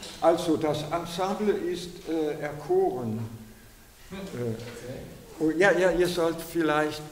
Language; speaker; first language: German; non-native, fluent; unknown